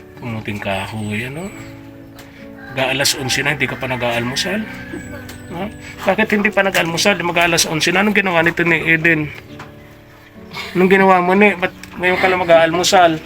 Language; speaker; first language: Filipino; native; Filipino